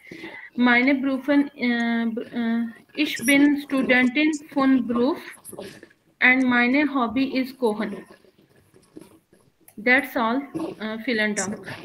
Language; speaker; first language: German; non-native, learner; Urdu